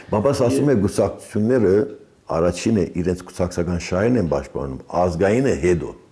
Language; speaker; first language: Armenian; early bilingual, heritage; Armenian